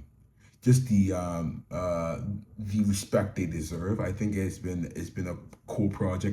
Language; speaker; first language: English; native; English